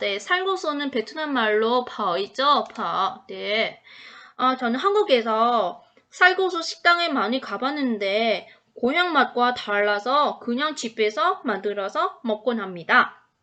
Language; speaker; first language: Korean; non-native, fluent; Vietnamese